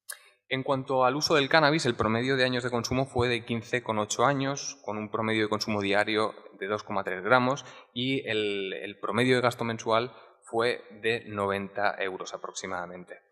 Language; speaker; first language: Spanish; native; Spanish